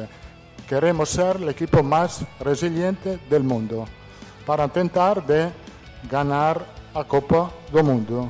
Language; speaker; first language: Portuguese; non-native, fluent; Italian